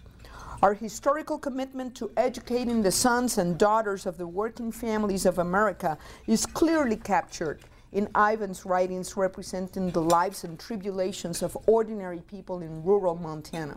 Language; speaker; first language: English; non-native, fluent; Spanish